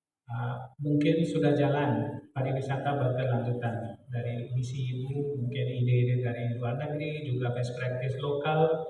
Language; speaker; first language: Indonesian; non-native, fluent; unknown